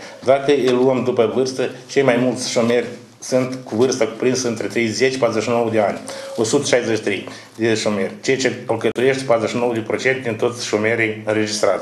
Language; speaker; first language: Romanian; native; Romanian